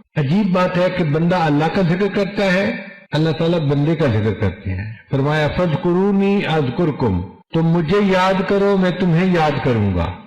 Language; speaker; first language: Urdu; non-native, local second language; Punjabi